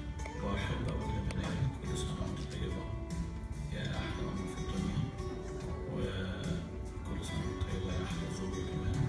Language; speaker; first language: Arabic; native; Arabic